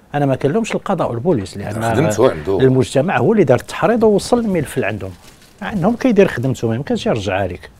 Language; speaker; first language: Arabic; non-native, local second language; Berber languages